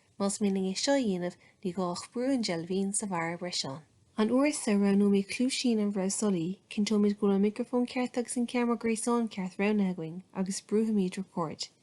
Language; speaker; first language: Irish; native; Irish